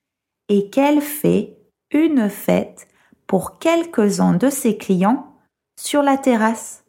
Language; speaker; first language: French; non-native, fluent; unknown